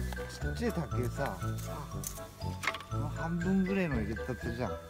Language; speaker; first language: Japanese; native; Japanese